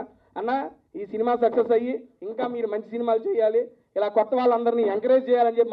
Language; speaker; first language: Telugu; native; Telugu